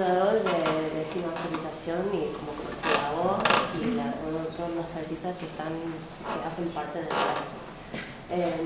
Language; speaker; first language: Spanish; non-native, fluent; English